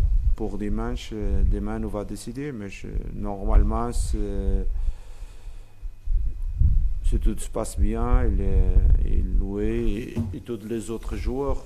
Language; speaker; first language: French; non-native, fluent; Portuguese